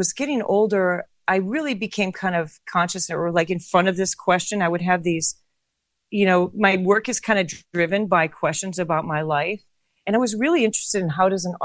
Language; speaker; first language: English; native; English